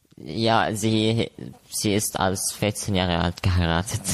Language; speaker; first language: German; non-native, learner; Arabic